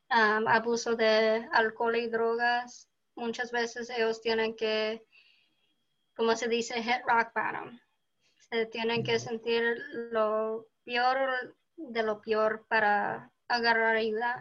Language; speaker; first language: Spanish; early bilingual, heritage; Spanish